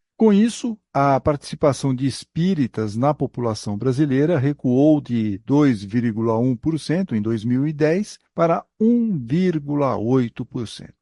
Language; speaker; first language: Portuguese; native; Portuguese